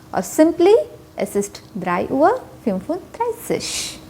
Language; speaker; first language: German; non-native, fluent; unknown